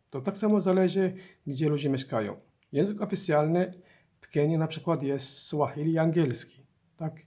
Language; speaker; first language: Polish; non-native, learner; Somali